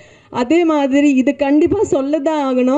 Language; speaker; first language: Tamil; non-native, fluent; Punjabi